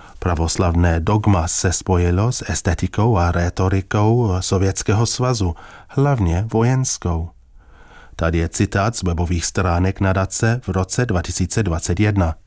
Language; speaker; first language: Czech; native; Czech